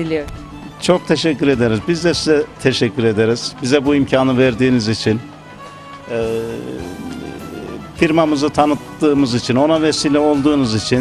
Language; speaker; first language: Turkish; native; Turkish